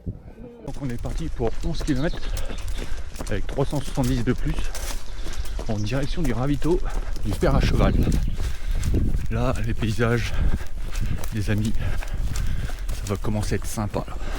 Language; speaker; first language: French; native; French